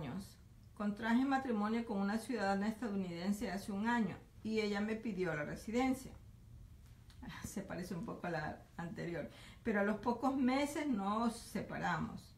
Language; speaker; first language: Spanish; native; Spanish